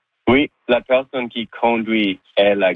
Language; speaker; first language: French; non-native, local second language; English